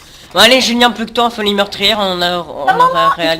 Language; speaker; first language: French; native; French